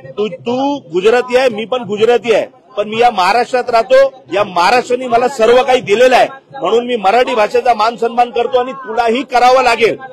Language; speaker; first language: Marathi; non-native, local second language; Gujarati